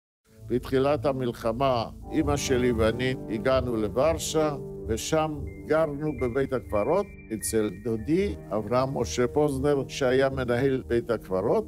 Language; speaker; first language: Hebrew; non-native, fluent; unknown